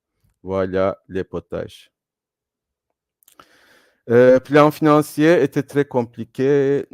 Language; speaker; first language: French; non-native, fluent; Turkish